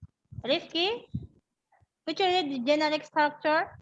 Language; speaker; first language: English; non-native, learner; Indonesian